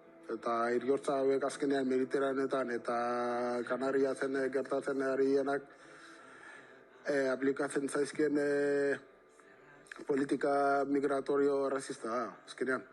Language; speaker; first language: Basque; native; Basque